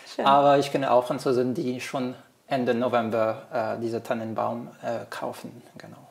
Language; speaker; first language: German; non-native, fluent; French